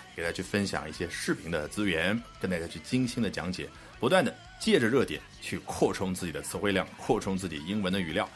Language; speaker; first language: Chinese; native; Chinese